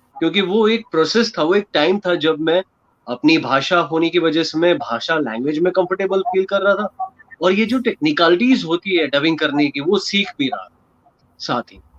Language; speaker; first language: Hindi; non-native, local second language; Gujarati